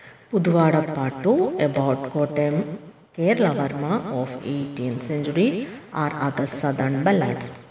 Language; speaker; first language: English; non-native, local second language; Malayalam